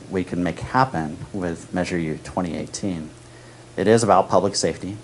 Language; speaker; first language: English; native; English